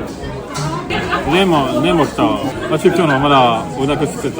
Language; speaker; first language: Japanese; non-native, fluent; French